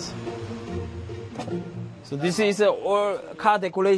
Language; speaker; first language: English; non-native, learner; Korean